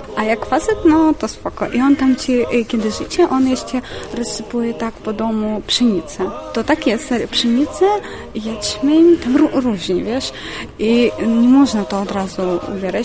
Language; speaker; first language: Polish; non-native, fluent; Ukrainian